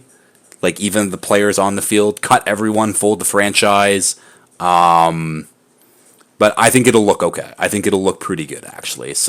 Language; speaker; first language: English; native; English